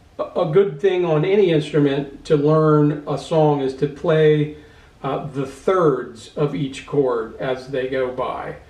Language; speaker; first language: English; native; English